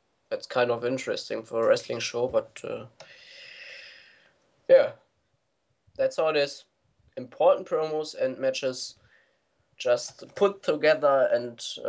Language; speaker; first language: English; non-native, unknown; German